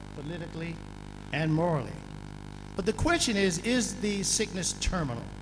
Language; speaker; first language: English; native; English